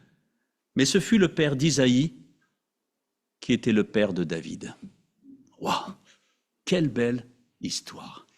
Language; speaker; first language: French; native; French